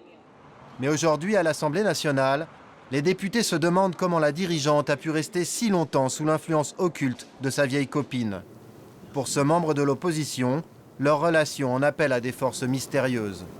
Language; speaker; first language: French; native; French